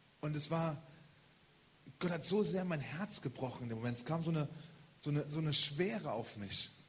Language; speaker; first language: German; native; German